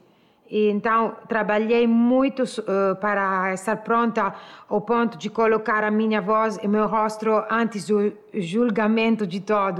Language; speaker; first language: Portuguese; non-native, learner; Italian